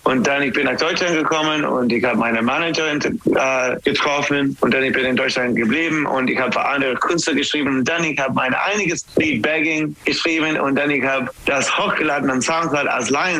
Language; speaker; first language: German; non-native, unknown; English